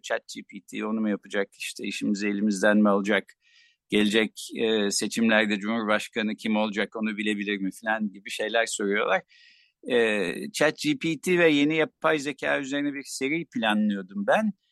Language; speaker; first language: Turkish; native; Turkish